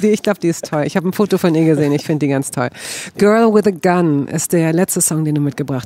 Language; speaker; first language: German; native; German